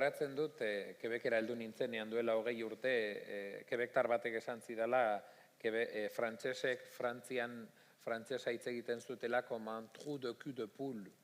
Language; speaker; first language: Basque; native; Basque